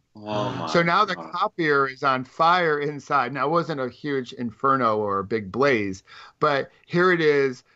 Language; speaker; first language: English; native; English